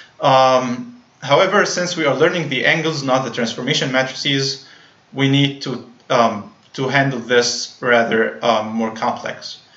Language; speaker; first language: English; non-native, fluent; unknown